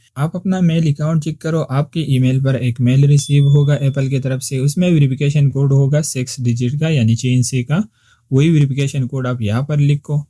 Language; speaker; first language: Urdu; non-native, local second language; Pashto